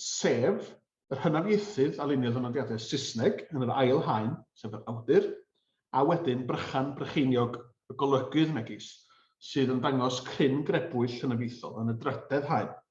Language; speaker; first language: Welsh; native; Welsh